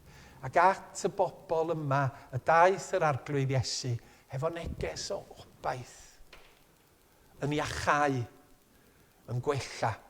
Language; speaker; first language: Welsh; native; Welsh